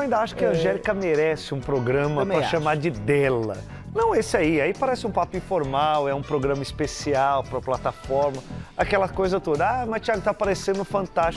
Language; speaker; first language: Portuguese; native; Portuguese